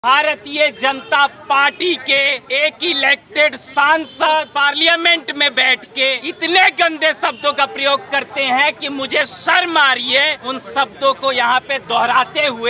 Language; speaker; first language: Hindi; native; Hindi